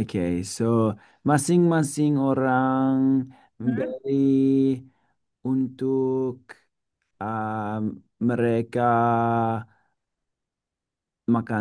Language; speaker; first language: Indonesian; non-native, learner; English